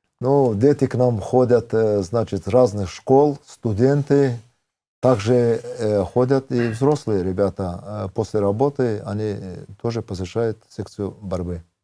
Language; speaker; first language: Russian; non-native, local second language; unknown